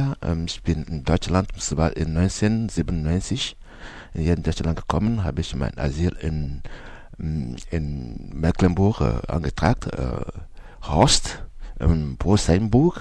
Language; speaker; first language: German; non-native, learner; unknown